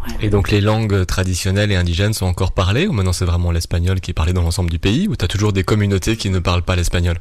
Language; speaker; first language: French; native; French